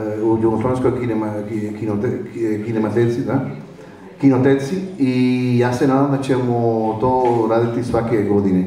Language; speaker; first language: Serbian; non-native, fluent; Spanish